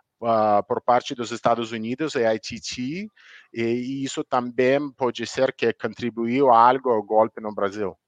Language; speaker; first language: Portuguese; non-native, learner; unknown